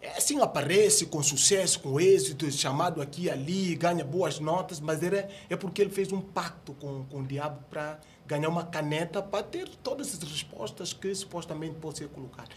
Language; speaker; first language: Portuguese; non-native, local second language; Upper Guinea Crioulo